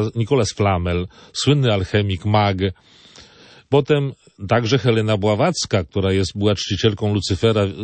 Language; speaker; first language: Polish; native; Polish